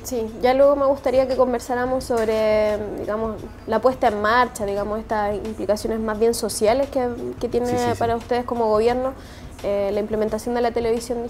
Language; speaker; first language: Spanish; native; Spanish